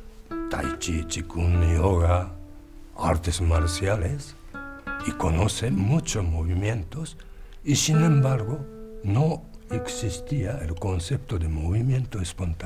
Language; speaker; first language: Spanish; non-native, fluent; Japanese